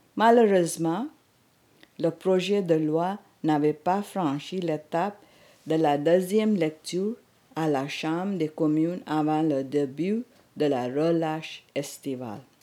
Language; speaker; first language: French; non-native, fluent; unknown